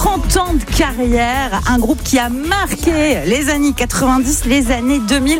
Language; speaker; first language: French; native; French